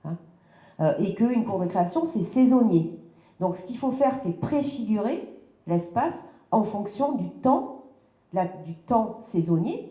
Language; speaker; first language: French; native; French